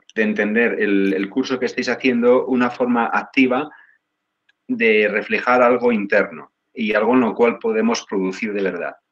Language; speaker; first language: Spanish; native; Spanish